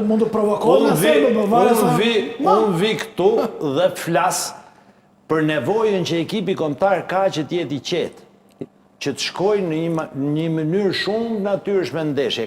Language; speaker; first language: Albanian; native; Albanian